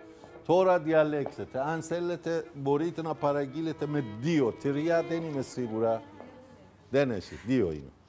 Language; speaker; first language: Greek; non-native, fluent; Persian